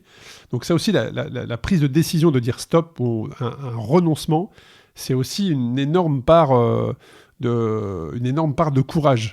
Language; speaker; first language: French; native; French